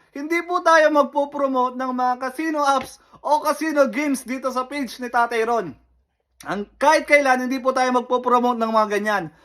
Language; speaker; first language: Filipino; native; Filipino